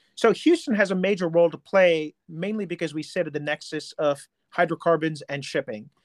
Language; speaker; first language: English; non-native, local second language; Hindi